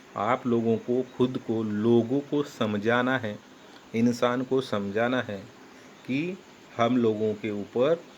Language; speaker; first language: Hindi; non-native, local second language; Marathi